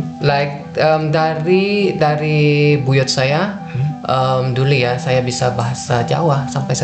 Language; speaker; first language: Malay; non-native, fluent; Dutch